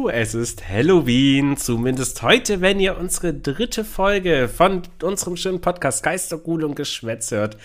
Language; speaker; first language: German; native; German